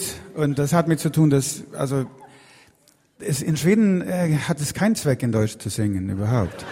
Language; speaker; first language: German; non-native, fluent; Swedish